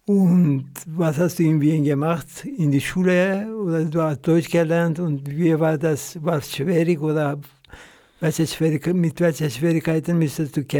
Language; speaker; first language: German; non-native, fluent; Central Kurdish